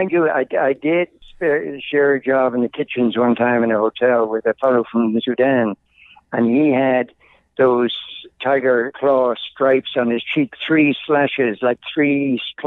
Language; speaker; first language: English; native; English